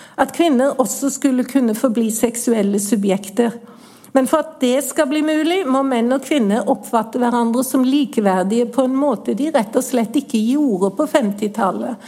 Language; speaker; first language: Norwegian; native; Norwegian